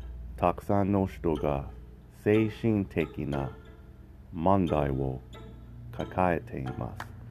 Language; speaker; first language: Japanese; non-native, learner; English